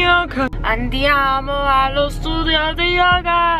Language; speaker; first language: Italian; non-native, learner; English